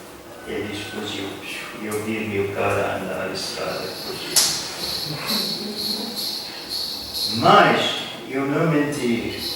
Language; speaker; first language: Portuguese; non-native, learner; English